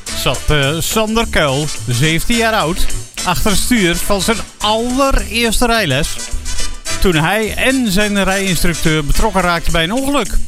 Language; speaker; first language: Dutch; native; Dutch